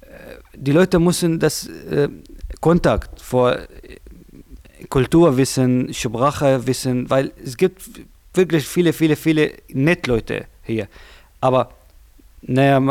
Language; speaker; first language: German; non-native, learner; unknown